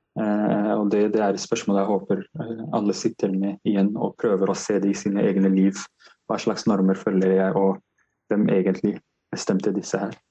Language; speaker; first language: Norwegian; non-native, fluent; Arabic